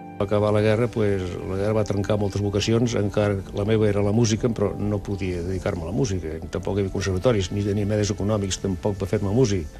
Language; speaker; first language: Catalan; non-native, local second language; Basque